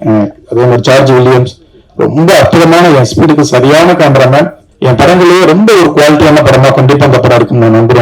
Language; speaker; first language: Tamil; native; Tamil